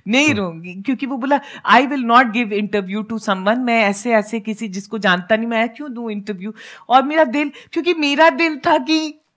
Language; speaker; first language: Hindi; native; Hindi